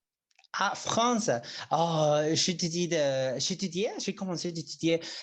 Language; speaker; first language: French; non-native, learner; Spanish